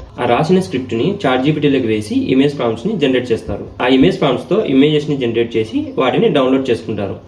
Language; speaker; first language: Telugu; native; Telugu